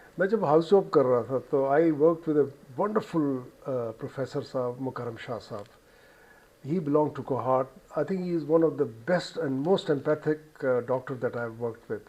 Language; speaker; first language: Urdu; non-native, local second language; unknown